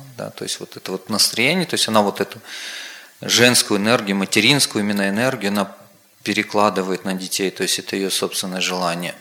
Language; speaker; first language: Russian; native; Russian